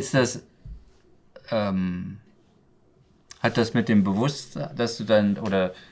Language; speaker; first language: German; native; German